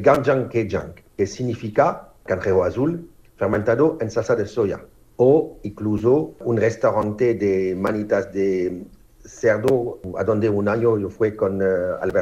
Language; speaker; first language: Spanish; non-native, fluent; French